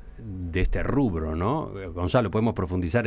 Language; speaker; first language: Spanish; native; Spanish